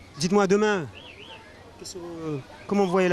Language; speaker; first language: French; native; French